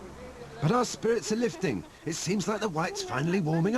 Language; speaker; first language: English; native; English